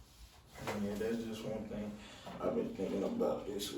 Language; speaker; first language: English; native; English